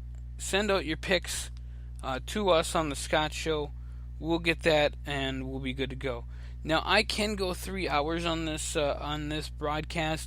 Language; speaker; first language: English; native; English